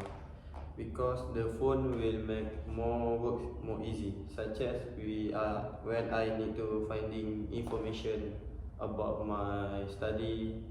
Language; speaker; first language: English; non-native, learner; Malay